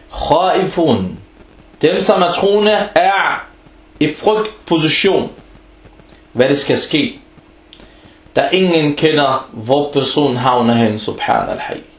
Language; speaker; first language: Danish; non-native, fluent; Arabic